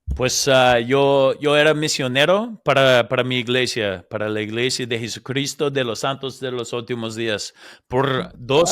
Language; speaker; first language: Spanish; non-native, fluent; English